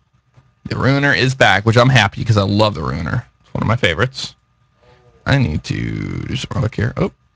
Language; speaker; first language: English; native; English